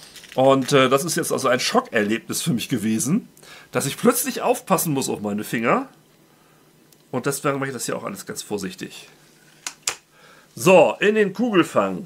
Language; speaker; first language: German; native; German